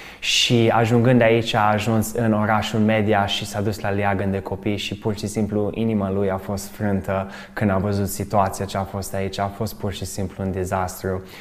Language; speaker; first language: Romanian; early bilingual, other home language; English